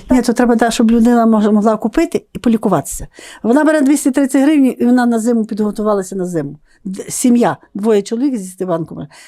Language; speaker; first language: Ukrainian; native; Ukrainian